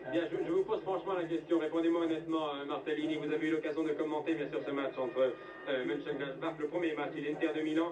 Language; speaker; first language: French; native; French